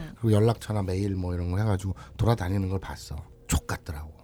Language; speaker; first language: Korean; native; Korean